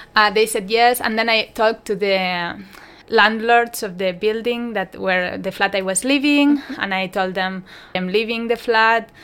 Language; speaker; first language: English; non-native, fluent; Spanish